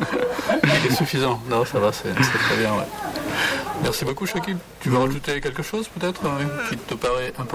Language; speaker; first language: French; native; French